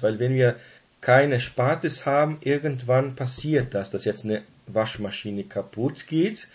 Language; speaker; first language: German; non-native, fluent; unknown